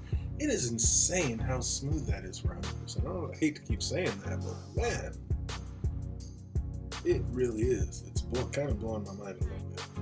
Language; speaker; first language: English; native; English